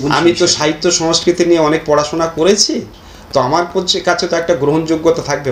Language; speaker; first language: Bangla; native; Bangla